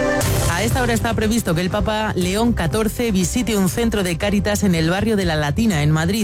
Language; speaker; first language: Spanish; native; Spanish